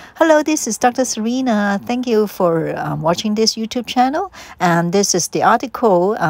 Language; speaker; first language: English; non-native, local second language; Cantonese